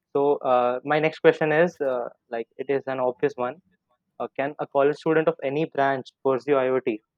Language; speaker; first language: English; non-native, local second language; Hindi